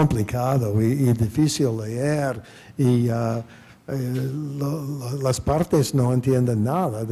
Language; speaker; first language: Spanish; non-native, fluent; English